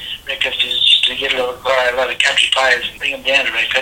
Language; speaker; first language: English; native; English